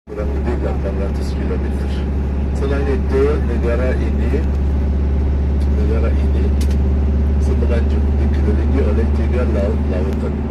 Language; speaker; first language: Indonesian; non-native, fluent; Turkish